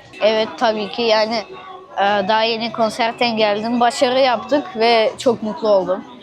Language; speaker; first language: Turkish; early bilingual, other home language; Russian